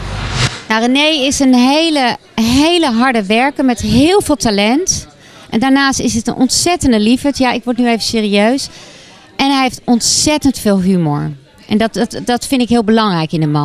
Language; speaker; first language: Dutch; native; Dutch